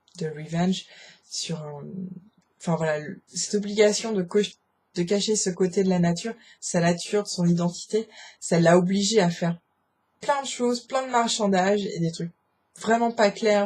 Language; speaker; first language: French; native; French